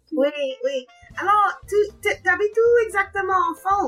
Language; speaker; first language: French; non-native, learner; English